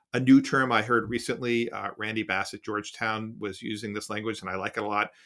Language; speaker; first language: English; native; English